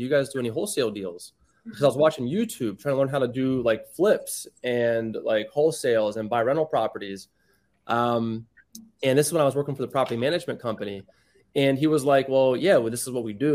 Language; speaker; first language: English; native; English